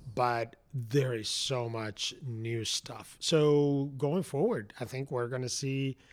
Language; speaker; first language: English; non-native, fluent; Spanish